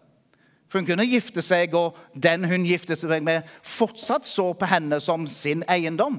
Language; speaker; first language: Norwegian; non-native, fluent; English